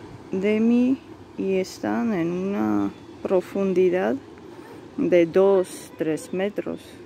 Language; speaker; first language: Spanish; non-native, fluent; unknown